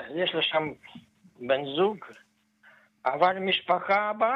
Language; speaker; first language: Hebrew; non-native, fluent; Russian